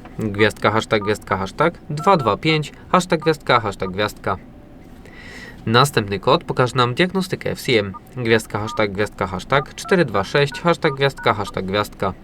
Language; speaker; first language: Polish; native; Polish